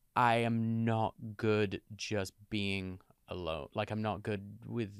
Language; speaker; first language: English; native; English